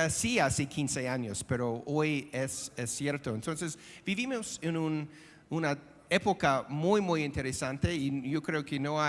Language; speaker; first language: Spanish; non-native, fluent; English